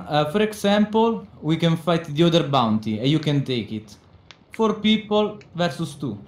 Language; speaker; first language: English; non-native, learner; Italian